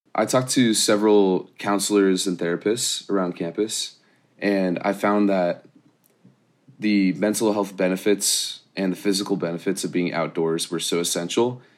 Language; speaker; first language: English; native; English